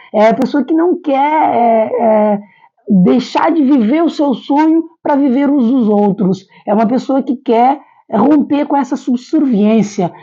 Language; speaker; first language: Portuguese; non-native, local second language; Kabuverdianu